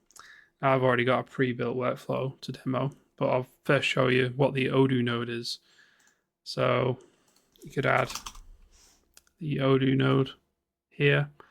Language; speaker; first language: English; native; English